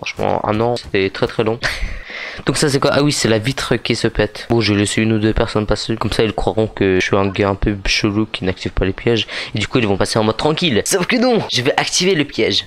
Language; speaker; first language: French; native; French